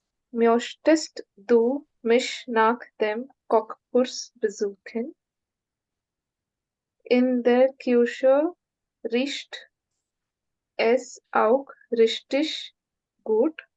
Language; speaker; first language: German; non-native, learner; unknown